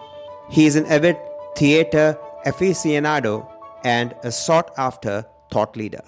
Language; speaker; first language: English; non-native, local second language; Malayalam